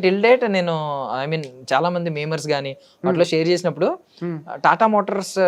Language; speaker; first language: Telugu; native; Telugu